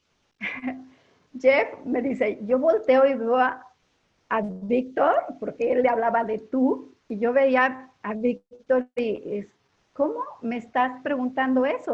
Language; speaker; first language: Spanish; native; Spanish